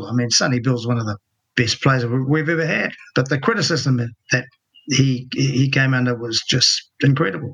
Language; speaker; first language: English; native; English